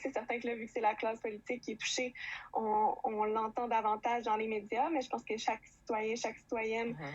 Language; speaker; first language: French; native; French